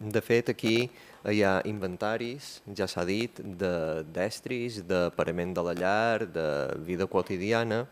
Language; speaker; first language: Catalan; native; Catalan